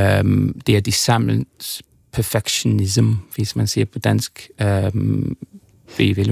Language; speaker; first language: Danish; non-native, fluent; English